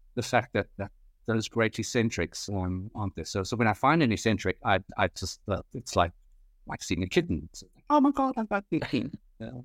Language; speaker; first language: English; native; English